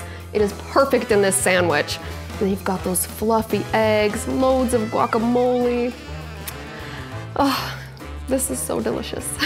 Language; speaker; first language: English; native; English